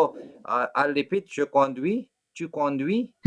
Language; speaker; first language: French; non-native, fluent; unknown